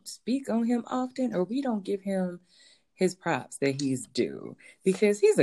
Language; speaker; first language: English; native; English